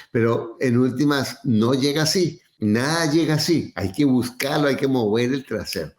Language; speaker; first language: Spanish; native; Spanish